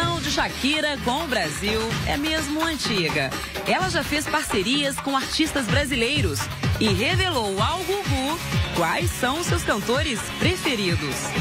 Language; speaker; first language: Portuguese; native; Portuguese